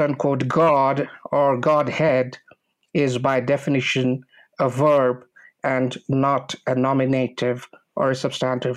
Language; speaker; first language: English; non-native, local second language; Bangla